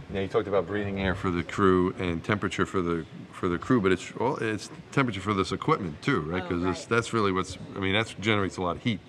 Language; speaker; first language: English; native; English